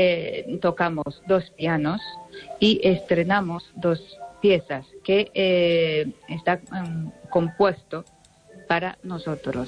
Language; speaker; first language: Spanish; non-native, learner; Japanese